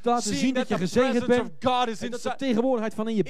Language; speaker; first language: Dutch; native; Dutch